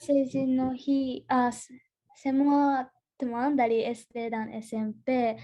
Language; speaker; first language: Indonesian; non-native, learner; Japanese